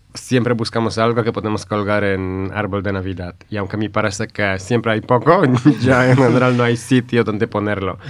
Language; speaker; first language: Spanish; non-native, fluent; Polish